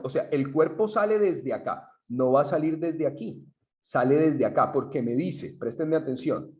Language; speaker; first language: Spanish; native; Spanish